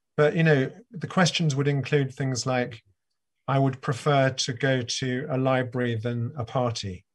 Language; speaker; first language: English; native; English